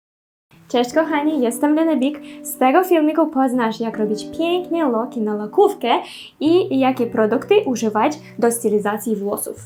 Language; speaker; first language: Polish; non-native, learner; Russian